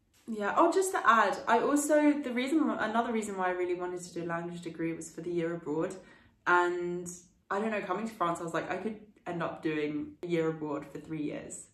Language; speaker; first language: English; early bilingual, other home language; French